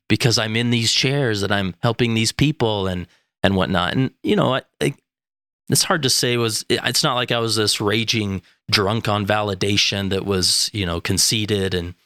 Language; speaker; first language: English; native; English